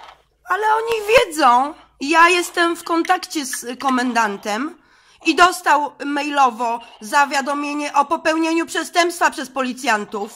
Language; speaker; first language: Polish; native; Polish